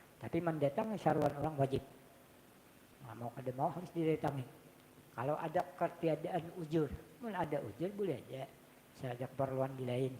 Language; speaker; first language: Indonesian; non-native, local second language; Banjar